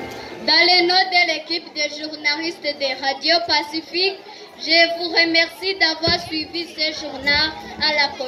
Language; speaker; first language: French; non-native, learner; Kinyarwanda